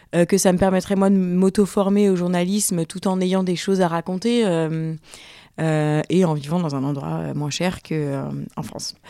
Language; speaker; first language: French; native; French